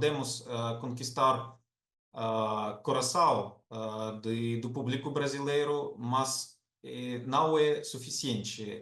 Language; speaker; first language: Portuguese; non-native, fluent; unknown